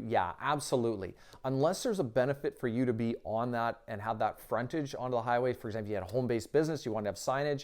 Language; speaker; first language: English; native; English